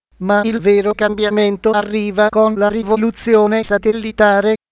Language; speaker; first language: Italian; non-native, fluent; Arabic